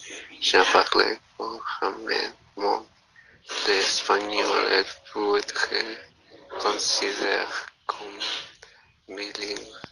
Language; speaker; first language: French; non-native, learner; Spanish